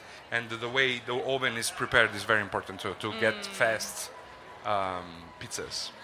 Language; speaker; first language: English; non-native, fluent; Italian